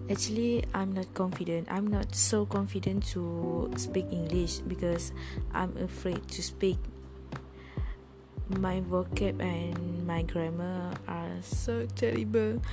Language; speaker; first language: English; non-native, learner; Malay